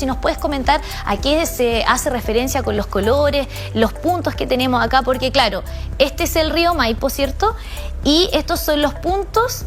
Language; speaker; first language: Spanish; native; Spanish